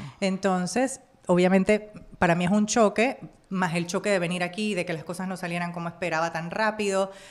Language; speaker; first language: Spanish; native; Spanish